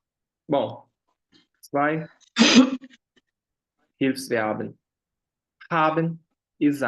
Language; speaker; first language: German; non-native, fluent; Portuguese